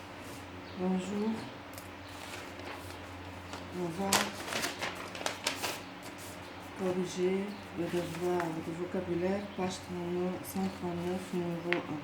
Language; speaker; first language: French; non-native, local second language; Arabic